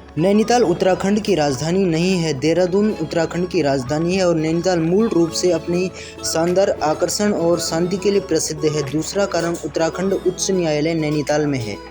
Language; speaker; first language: Hindi; native; Hindi